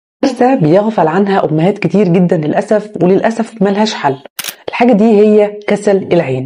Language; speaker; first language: Arabic; native; Arabic